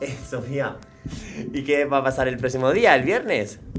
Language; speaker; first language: Spanish; native; Spanish